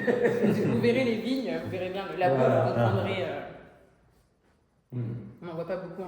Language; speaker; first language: French; native; French